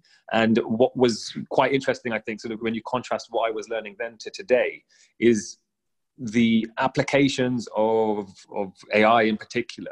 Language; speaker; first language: English; native; English